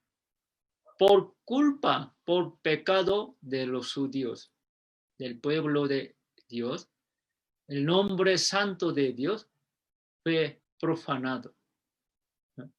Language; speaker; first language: Spanish; non-native, fluent; Korean